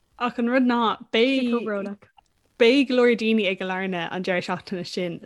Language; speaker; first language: Irish; non-native, local second language; English